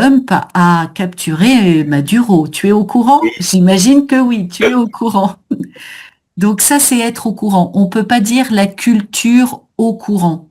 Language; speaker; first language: French; native; French